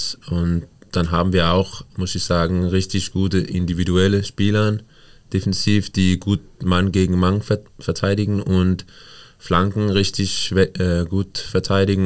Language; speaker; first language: German; non-native, fluent; Danish